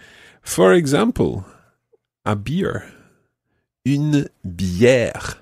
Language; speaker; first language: French; non-native, fluent; English